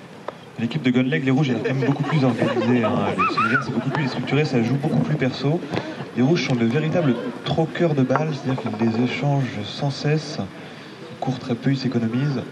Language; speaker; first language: French; native; French